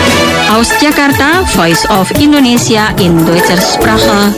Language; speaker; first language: German; non-native, fluent; Indonesian